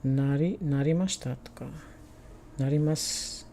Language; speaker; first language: Japanese; non-native, learner; English